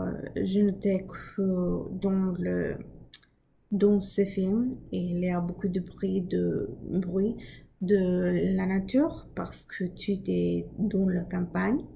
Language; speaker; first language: French; non-native, learner; English